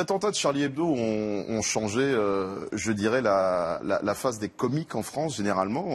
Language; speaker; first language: French; native; French